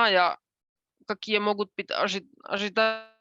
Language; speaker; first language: Russian; non-native, fluent; Finnish